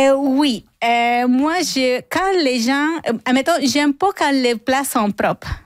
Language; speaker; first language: French; non-native, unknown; Spanish